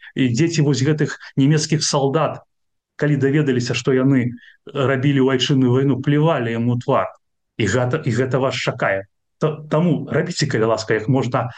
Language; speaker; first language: Belarusian; non-native, local second language; Russian